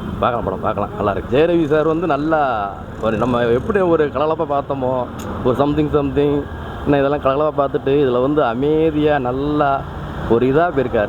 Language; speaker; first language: Tamil; native; Tamil